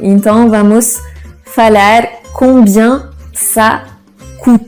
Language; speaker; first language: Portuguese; non-native, fluent; French